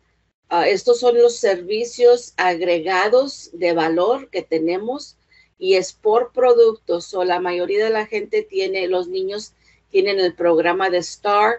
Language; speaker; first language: Spanish; early bilingual, heritage; Spanish